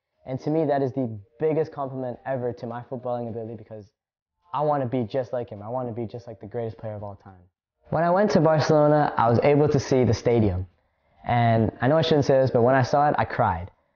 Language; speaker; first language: English; early bilingual, other home language; Hindi